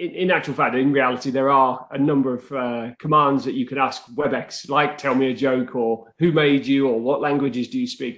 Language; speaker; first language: English; native; English